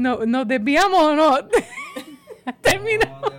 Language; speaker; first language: Spanish; native; Spanish